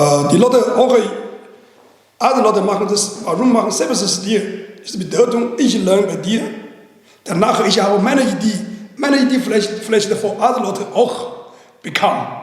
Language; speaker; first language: German; non-native, learner; Chinese